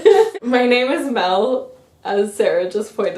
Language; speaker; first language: English; native; English